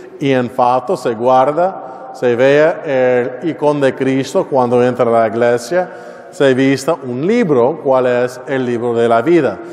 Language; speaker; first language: Spanish; non-native, learner; English